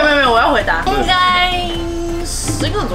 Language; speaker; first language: Chinese; native; Chinese